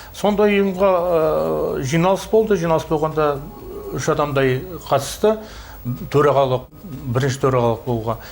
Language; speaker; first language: Kazakh; native; Kazakh